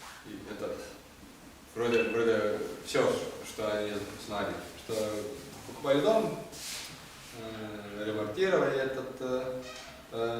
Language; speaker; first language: Russian; non-native, learner; Estonian